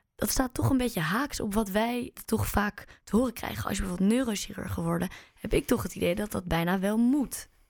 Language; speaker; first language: Dutch; native; Dutch